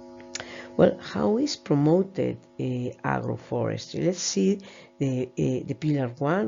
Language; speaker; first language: English; non-native, fluent; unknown